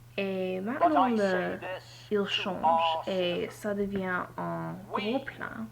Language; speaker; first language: French; non-native, learner; English